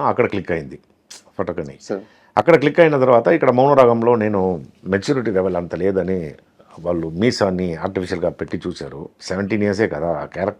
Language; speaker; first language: Telugu; non-native, fluent; Tamil